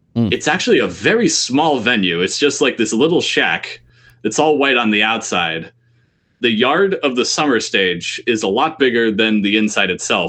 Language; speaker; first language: English; native; English